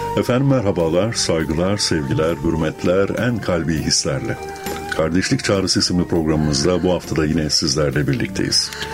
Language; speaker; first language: Turkish; native; Turkish